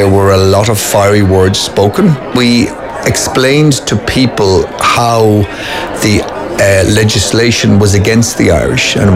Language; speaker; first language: English; native; English